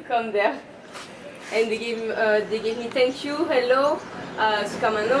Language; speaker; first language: English; non-native, learner; French